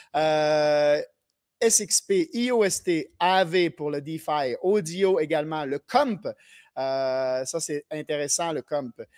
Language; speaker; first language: French; native; French